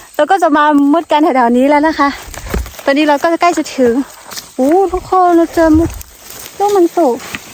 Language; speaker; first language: Thai; non-native, local second language; Karen languages